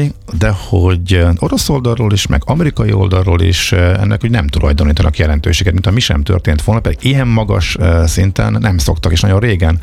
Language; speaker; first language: Hungarian; native; Hungarian